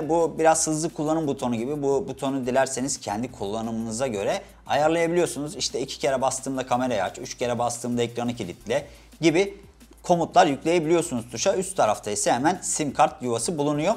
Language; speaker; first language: Turkish; native; Turkish